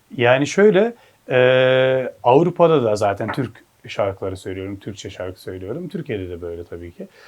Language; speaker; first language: Turkish; early bilingual, heritage; Turkish